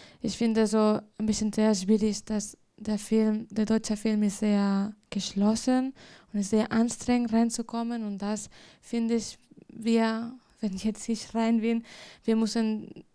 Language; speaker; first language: German; non-native, fluent; Spanish